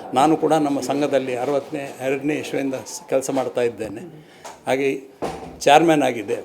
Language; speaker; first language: Kannada; native; Kannada